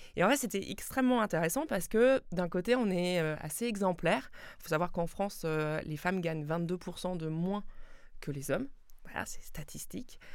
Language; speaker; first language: French; non-native, local second language; Swiss German